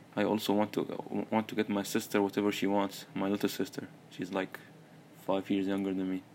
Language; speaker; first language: English; early bilingual, other home language; Arabic